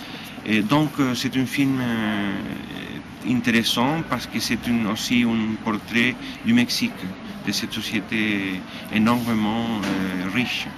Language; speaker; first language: French; non-native, fluent; Spanish